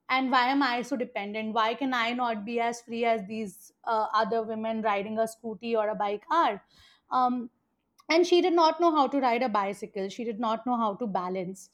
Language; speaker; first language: English; non-native, local second language; Hindi